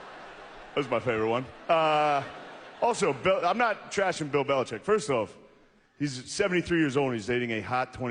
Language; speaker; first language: English; native; English